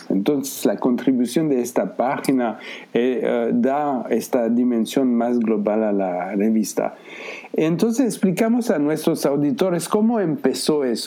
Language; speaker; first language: Spanish; non-native, fluent; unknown